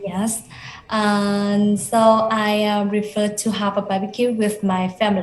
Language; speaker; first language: English; non-native, learner; Vietnamese